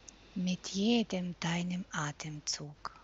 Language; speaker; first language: German; non-native, fluent; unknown